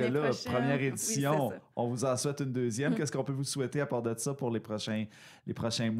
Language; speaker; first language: French; native; French